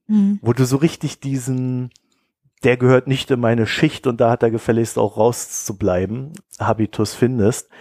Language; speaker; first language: German; native; German